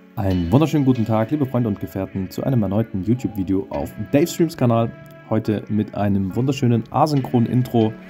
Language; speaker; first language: German; native; German